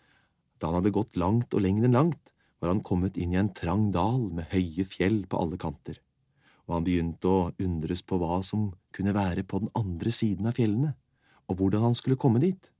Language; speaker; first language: Norwegian; native; Norwegian